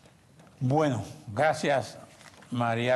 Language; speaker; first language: Spanish; native; Spanish